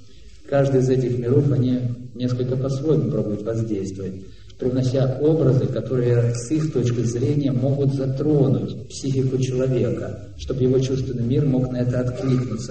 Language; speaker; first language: Russian; native; Russian